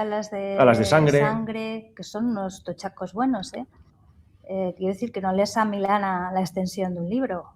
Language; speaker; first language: Spanish; native; Spanish